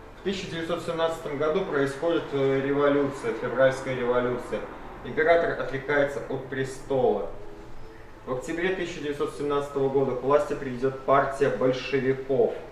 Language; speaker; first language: Russian; native; Russian